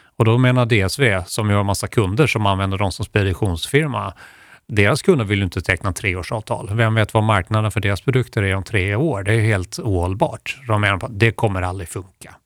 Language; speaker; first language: Swedish; native; Swedish